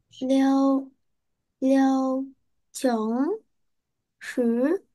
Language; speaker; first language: Chinese; non-native, learner; Vietnamese